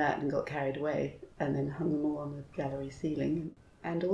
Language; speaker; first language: English; native; English